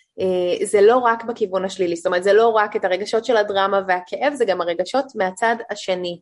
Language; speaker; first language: Hebrew; native; Hebrew